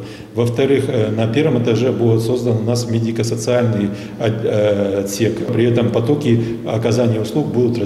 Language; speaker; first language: Russian; native; Russian